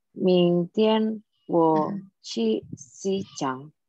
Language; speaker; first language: Chinese; non-native, learner; Indonesian